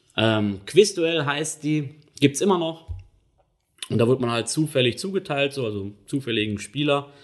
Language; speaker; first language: German; native; German